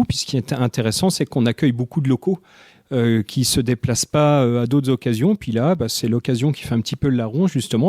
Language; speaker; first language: French; native; French